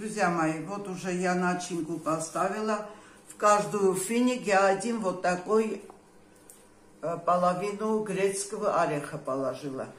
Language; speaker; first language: Russian; non-native, local second language; Armenian